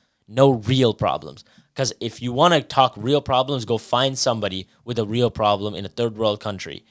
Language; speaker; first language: English; native; English